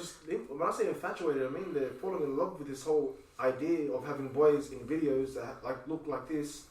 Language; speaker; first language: English; native; English